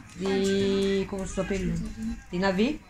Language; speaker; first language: French; native; French